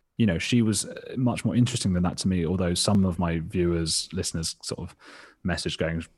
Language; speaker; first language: English; native; English